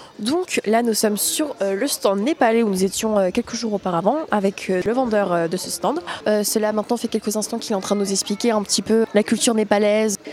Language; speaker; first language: French; native; French